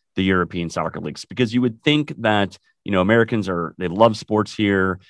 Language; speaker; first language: English; native; English